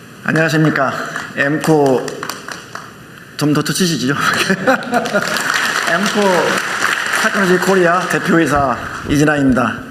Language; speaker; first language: Korean; native; Korean